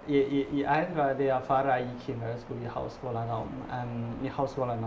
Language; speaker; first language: Icelandic; non-native, fluent; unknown